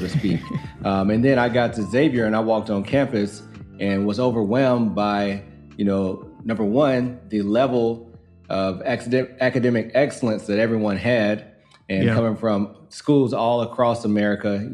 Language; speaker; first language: English; native; English